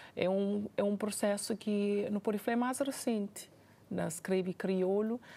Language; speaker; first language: Portuguese; non-native, local second language; Kabuverdianu